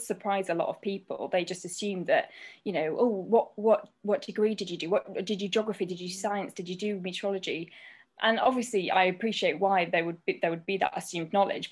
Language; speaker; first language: English; native; English